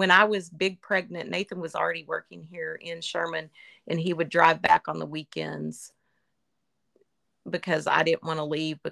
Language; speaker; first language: English; native; English